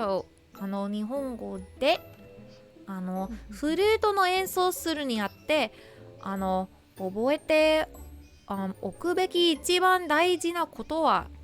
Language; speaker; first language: Japanese; non-native, learner; English